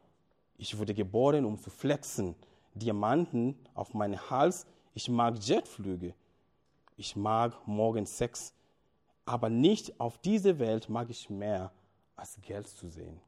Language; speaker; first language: German; non-native, fluent; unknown